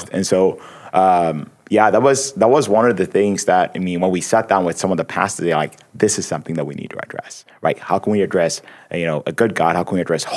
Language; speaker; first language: English; non-native, local second language; Akan